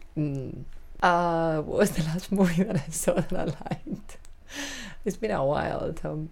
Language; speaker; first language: English; non-native, fluent; Spanish